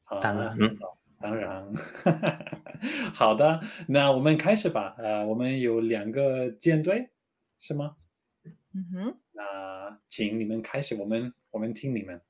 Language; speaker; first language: Chinese; non-native, learner; Spanish